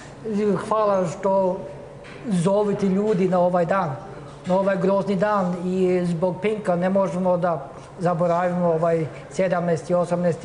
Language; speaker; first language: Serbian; non-native, fluent; Norwegian